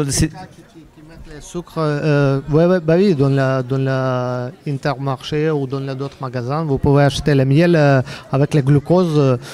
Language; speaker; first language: French; non-native, learner; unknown